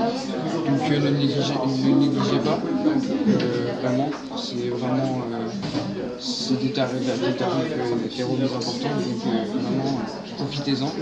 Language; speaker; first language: French; native; French